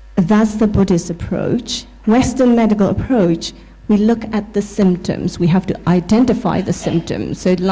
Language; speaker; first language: English; non-native, fluent; Burmese